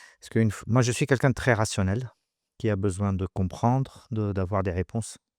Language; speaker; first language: French; non-native, local second language; Arabic